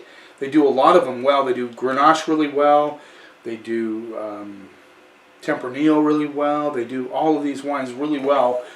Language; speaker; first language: English; native; English